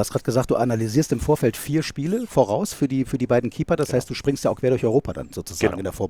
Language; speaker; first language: German; native; German